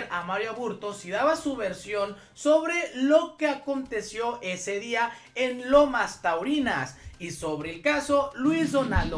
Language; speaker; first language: Spanish; native; Spanish